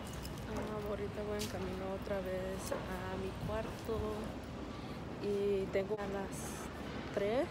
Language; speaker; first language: Spanish; early bilingual, heritage; Spanish